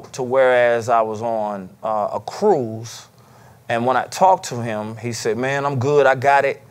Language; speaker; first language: English; native; English